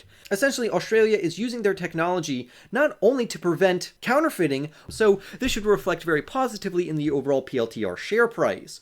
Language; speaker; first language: English; native; English